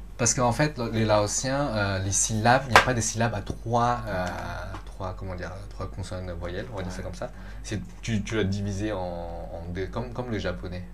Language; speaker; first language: French; non-native, fluent; Lao